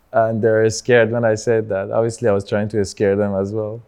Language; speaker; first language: English; non-native, fluent; Persian